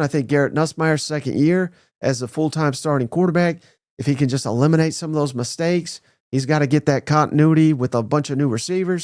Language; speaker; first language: English; native; English